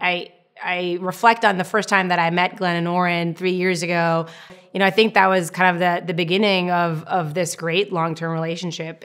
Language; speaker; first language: English; non-native, fluent; Hebrew